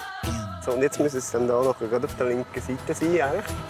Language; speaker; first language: German; native; German